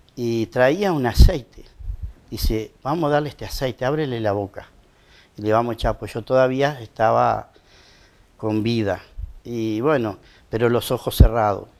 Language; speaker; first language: Spanish; native; Spanish